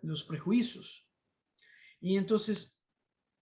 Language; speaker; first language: Spanish; non-native, fluent; Portuguese